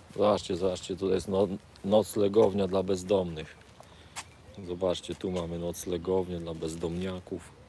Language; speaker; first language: Polish; native; Polish